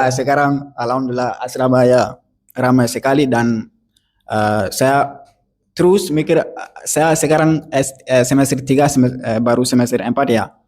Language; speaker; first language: Indonesian; non-native, learner; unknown